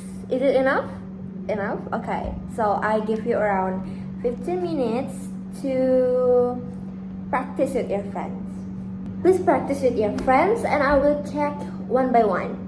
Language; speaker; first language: English; non-native, fluent; Indonesian